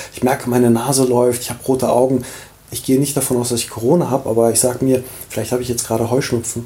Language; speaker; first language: German; early bilingual, other home language; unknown